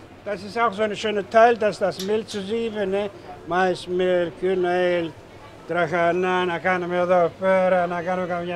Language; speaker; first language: German; non-native, learner; Greek